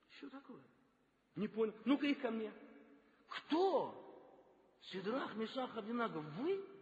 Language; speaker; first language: Russian; non-native, local second language; Tajik